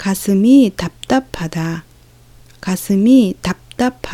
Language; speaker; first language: Japanese; non-native, fluent; Korean